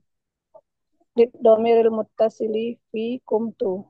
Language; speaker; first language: Arabic; non-native, learner; Indonesian